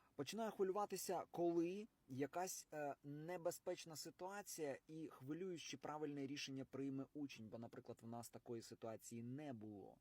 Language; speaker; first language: Ukrainian; non-native, local second language; Russian